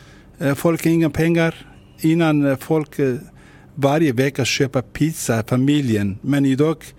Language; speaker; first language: Swedish; non-native, learner; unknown